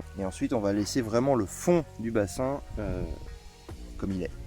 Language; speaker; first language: French; native; French